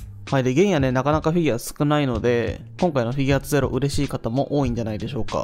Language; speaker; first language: Japanese; native; Japanese